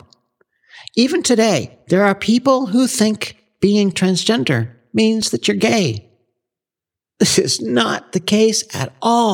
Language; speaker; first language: English; native; English